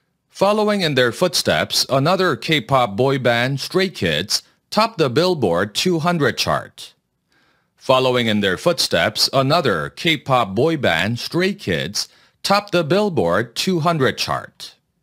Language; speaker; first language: English; non-native, fluent; Korean